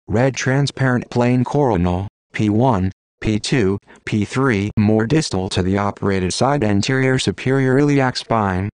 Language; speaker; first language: English; non-native, fluent; Greek